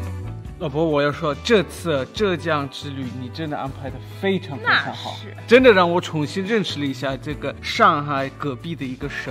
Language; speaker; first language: Chinese; non-native, fluent; German